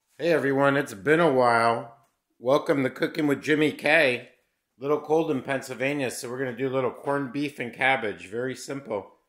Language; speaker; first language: English; native; English